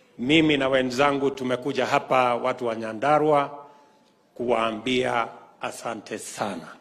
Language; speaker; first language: Swahili; non-native, local second language; Kalenjin